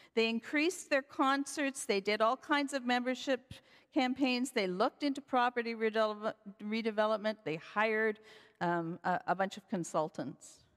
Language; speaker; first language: English; native; English